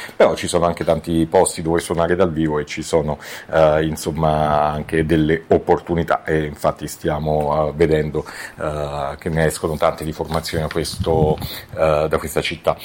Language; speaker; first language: Italian; native; Italian